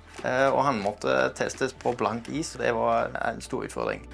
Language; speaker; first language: Norwegian; non-native, fluent; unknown